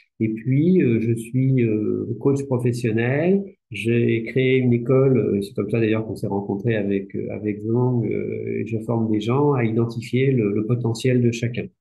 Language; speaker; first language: French; native; French